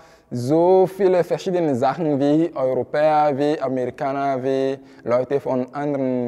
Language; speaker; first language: German; non-native, fluent; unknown